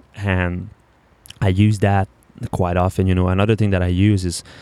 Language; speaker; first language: English; non-native, fluent; French